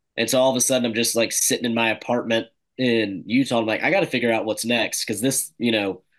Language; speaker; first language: English; native; English